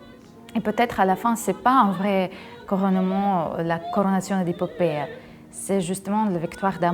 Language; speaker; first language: French; non-native, fluent; Russian